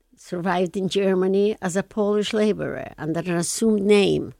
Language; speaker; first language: English; non-native, fluent; Polish